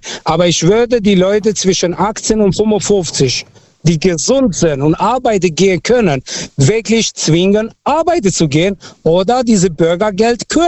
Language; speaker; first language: German; non-native, fluent; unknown